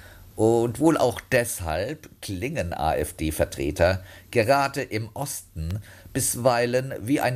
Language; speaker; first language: German; native; German